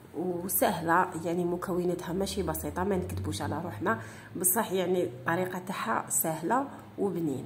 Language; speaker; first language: Arabic; native; Arabic